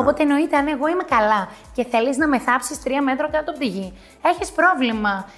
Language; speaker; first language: Greek; early bilingual, heritage; Greek